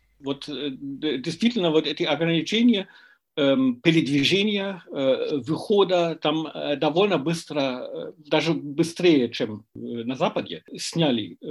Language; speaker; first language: Russian; non-native, fluent; German